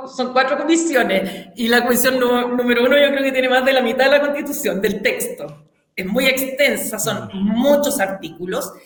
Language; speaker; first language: Spanish; native; Spanish